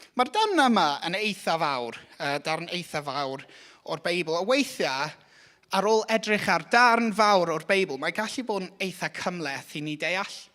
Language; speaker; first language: Welsh; non-native, local second language; English